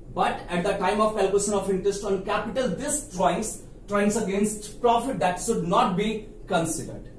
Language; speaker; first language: Hindi; native; Hindi